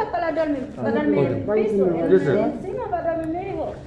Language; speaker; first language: Spanish; non-native, learner; Haitian Creole